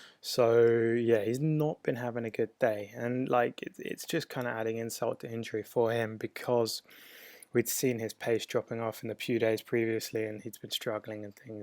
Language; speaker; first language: English; native; English